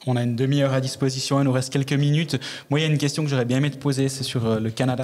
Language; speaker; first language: French; native; French